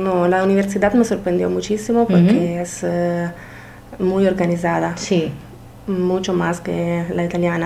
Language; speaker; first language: Spanish; non-native, learner; Italian